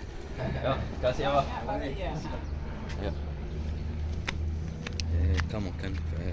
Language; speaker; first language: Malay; non-native, learner; Arabic